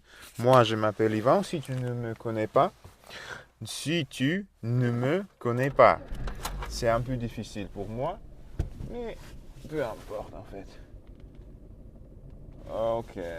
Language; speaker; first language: French; non-native, learner; Russian